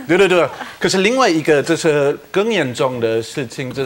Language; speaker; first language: Chinese; non-native, fluent; German